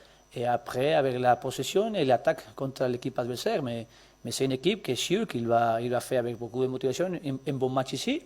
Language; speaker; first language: French; non-native, learner; Spanish